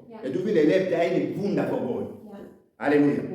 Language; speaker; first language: German; non-native, learner; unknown